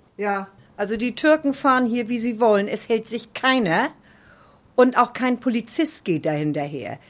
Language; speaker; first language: German; native; German